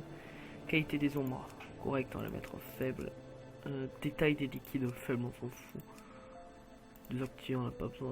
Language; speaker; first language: French; native; French